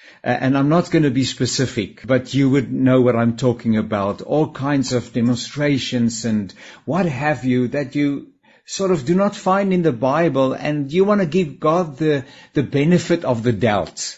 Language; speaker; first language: English; non-native, local second language; Afrikaans